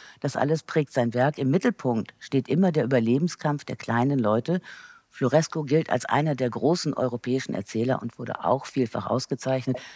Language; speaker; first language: German; native; German